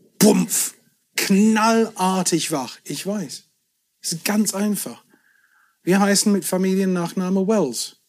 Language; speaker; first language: German; non-native, fluent; English